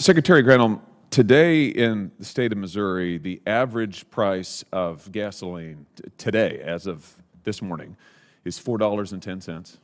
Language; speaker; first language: English; native; English